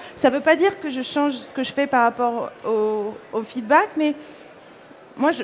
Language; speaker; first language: French; native; French